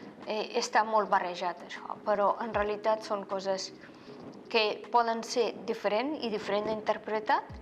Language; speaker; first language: Catalan; non-native, fluent; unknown